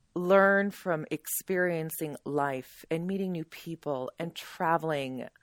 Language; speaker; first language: English; native; English